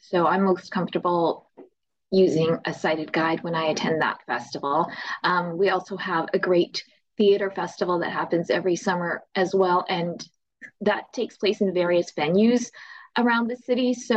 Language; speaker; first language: English; native; English